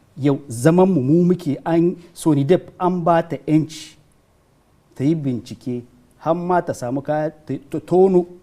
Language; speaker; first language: Hausa; non-native, local second language; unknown